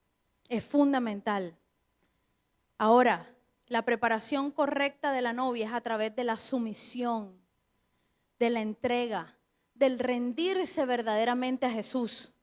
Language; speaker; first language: Spanish; native; Spanish